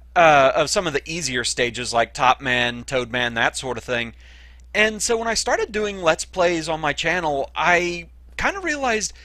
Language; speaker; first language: English; native; English